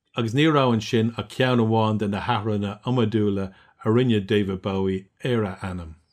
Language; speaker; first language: Irish; non-native, local second language; English